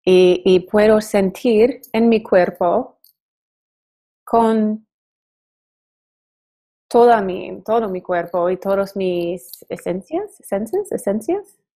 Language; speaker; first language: Spanish; non-native, learner; English